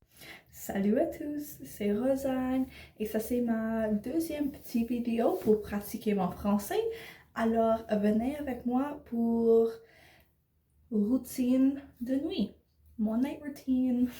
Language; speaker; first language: French; non-native, learner; English